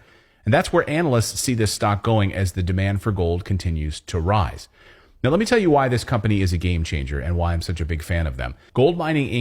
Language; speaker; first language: English; native; English